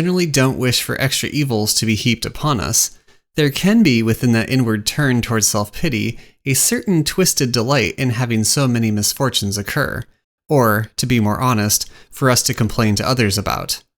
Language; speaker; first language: English; native; English